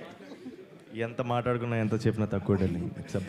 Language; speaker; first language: Telugu; native; Telugu